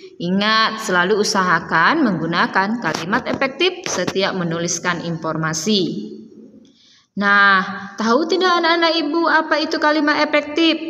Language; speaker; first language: Indonesian; native; Indonesian